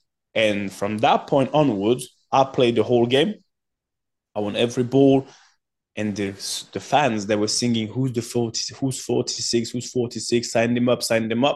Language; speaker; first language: English; non-native, fluent; French